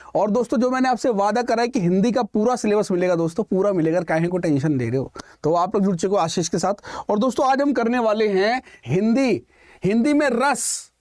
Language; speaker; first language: Hindi; native; Hindi